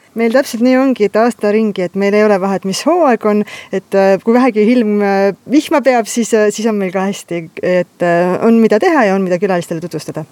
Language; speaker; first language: Estonian; native; Estonian